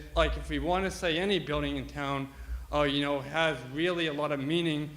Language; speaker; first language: English; native; English